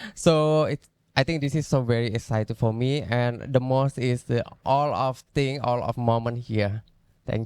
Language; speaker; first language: English; non-native, learner; Indonesian